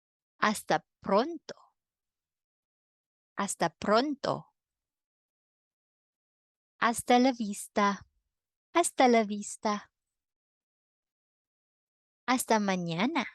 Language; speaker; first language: Spanish; non-native, fluent; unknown